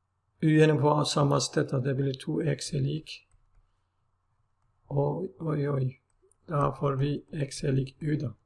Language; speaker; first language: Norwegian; non-native, learner; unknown